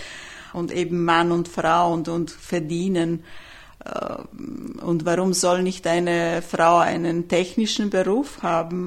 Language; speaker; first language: German; non-native, fluent; Serbian